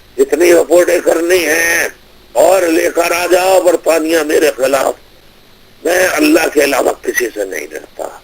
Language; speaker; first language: Urdu; native; Urdu